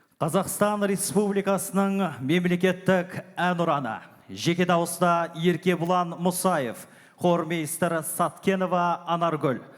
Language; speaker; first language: Kazakh; native; Kazakh